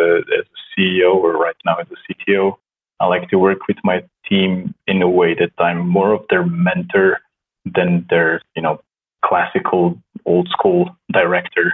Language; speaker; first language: English; non-native, fluent; Slovenian